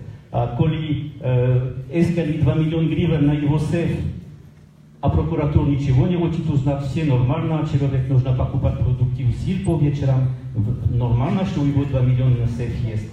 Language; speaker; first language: Ukrainian; non-native, learner; French